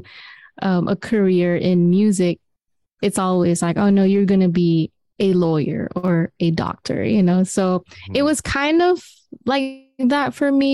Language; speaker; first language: English; non-native, local second language; Malay